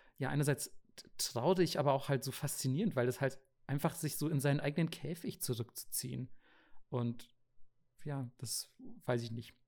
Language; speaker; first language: German; native; German